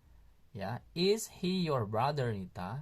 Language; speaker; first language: English; non-native, learner; Indonesian